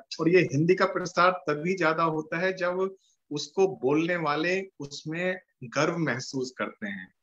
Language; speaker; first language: Hindi; native; Hindi